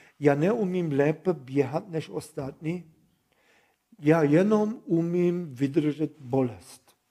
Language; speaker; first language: Czech; non-native, fluent; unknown